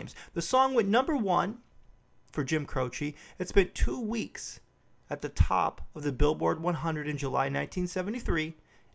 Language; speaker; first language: English; native; English